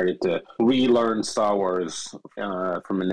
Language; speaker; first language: English; non-native, fluent; French